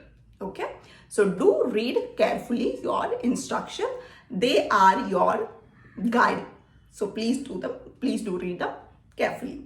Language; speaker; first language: English; non-native, local second language; Malayalam